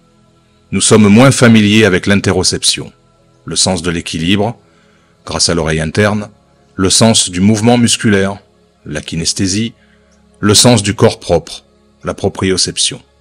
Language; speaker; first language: French; native; French